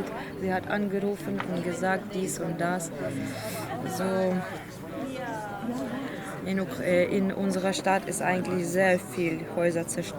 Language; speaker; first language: German; non-native, learner; Ukrainian